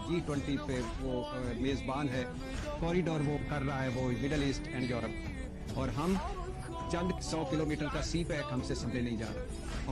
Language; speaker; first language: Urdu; non-native, local second language; Punjabi